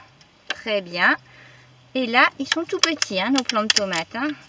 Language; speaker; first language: French; native; French